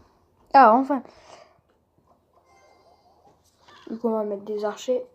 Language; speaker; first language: French; native; French